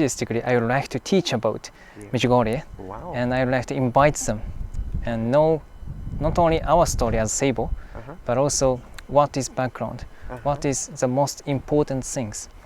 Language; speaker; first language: English; non-native, fluent; Japanese